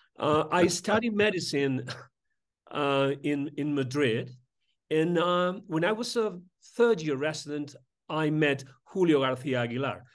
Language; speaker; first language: English; non-native, fluent; Spanish